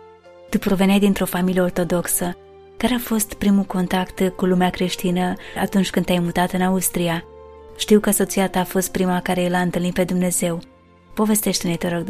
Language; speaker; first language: Romanian; native; Romanian